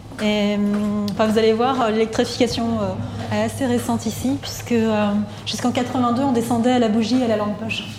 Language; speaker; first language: French; native; French